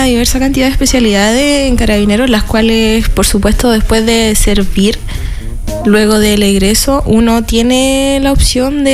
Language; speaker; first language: Spanish; native; Spanish